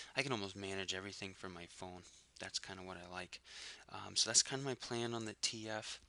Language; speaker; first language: English; native; English